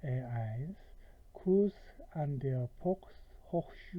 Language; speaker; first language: German; non-native, fluent; Korean